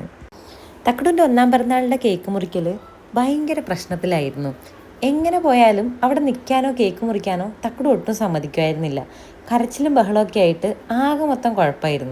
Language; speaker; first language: Malayalam; native; Malayalam